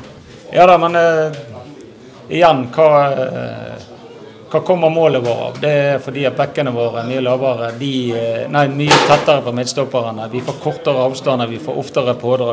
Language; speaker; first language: Norwegian; native; Norwegian